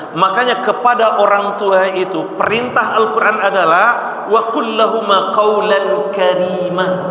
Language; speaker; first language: Indonesian; native; Indonesian